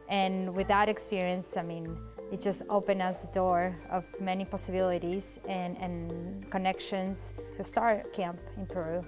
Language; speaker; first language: English; non-native, fluent; Spanish